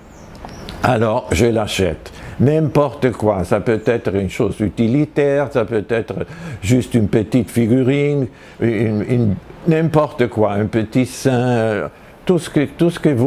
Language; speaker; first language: French; non-native, fluent; Spanish